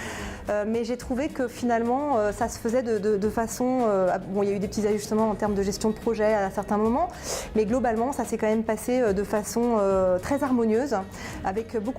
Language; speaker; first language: French; native; French